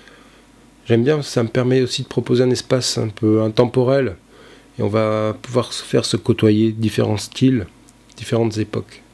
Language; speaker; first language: French; native; French